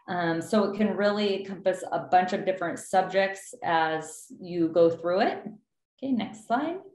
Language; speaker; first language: English; native; English